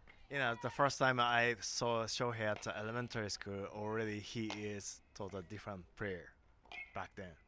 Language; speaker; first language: English; non-native, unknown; Japanese